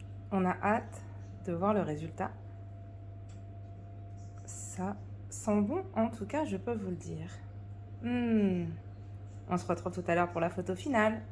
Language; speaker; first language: French; native; French